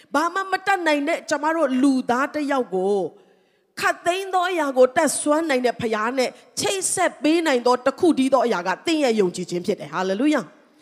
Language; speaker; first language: Burmese; non-native, local second language; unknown